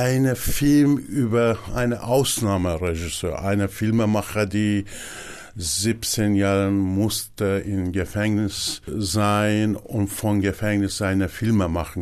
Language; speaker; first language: German; non-native, learner; Kurdish